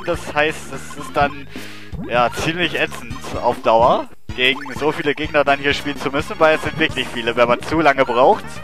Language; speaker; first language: German; native; German